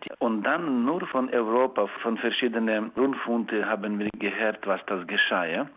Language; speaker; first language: German; non-native, learner; Ukrainian